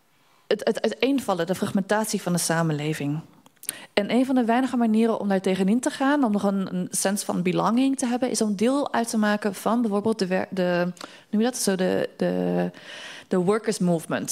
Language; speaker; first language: Dutch; native; Dutch